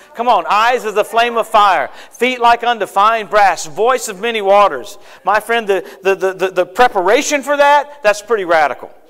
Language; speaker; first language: English; native; English